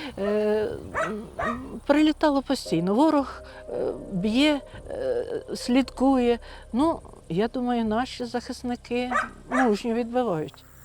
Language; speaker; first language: Ukrainian; native; Ukrainian